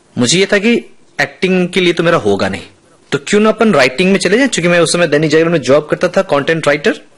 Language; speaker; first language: Hindi; non-native, local second language; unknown